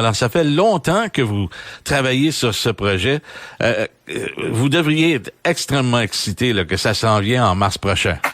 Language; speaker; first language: French; native; French